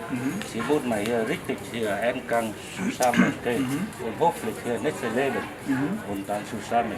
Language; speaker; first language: German; non-native, learner; Vietnamese